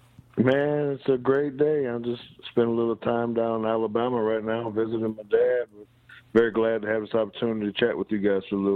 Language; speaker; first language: English; native; English